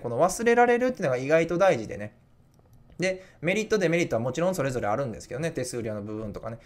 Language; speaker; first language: Japanese; native; Japanese